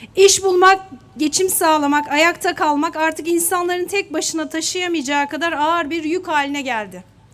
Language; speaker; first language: Turkish; native; Turkish